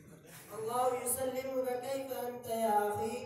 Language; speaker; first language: Arabic; non-native, learner; Urdu